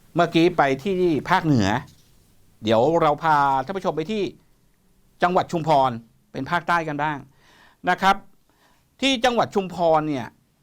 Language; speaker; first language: Thai; native; Thai